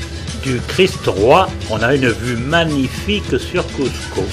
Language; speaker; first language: French; native; French